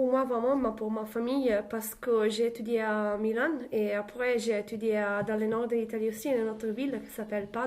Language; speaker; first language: French; non-native, learner; Italian